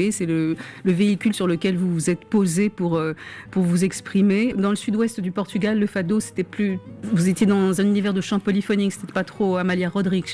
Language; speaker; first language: French; native; French